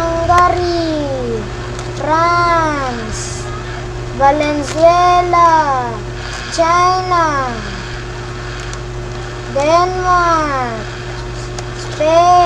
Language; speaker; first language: English; non-native, fluent; Filipino